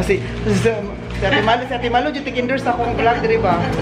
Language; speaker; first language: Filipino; non-native, local second language; Cebuano